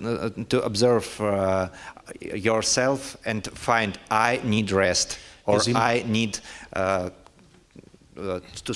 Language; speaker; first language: English; non-native, learner; Russian